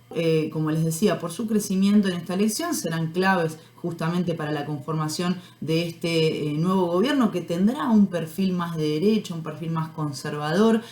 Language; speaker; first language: Spanish; native; Spanish